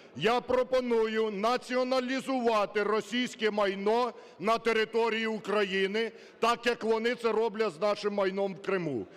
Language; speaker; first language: Ukrainian; native; Ukrainian